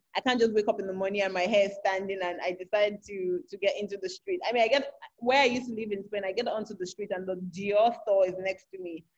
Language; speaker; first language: English; non-native, local second language; Yoruba